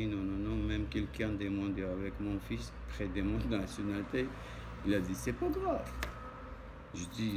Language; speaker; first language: French; non-native, learner; Armenian